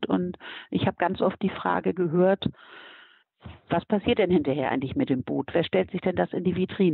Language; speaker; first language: German; native; German